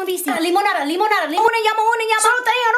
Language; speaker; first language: Spanish; non-native, fluent; English